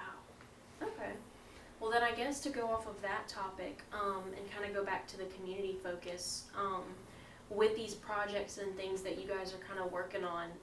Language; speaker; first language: English; native; English